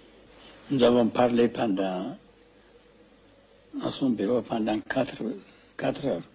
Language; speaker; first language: French; non-native, fluent; Amharic